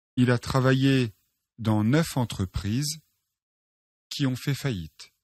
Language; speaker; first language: French; non-native, local second language; Arabic